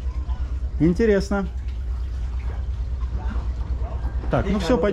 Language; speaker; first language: Russian; native; Russian